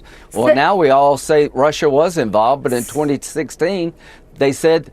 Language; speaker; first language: English; native; English